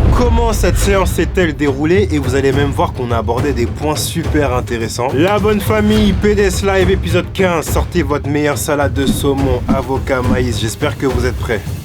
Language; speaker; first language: French; native; French